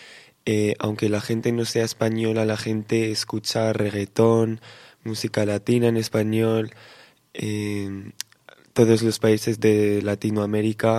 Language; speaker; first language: Spanish; early bilingual, heritage; Spanish